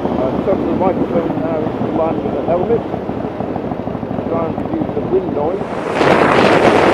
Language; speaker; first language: English; native; English